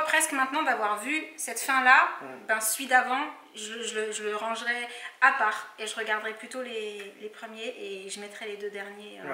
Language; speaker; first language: French; native; French